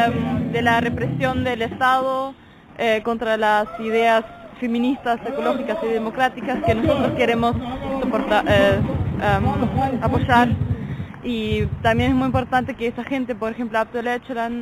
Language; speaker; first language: Spanish; non-native, fluent; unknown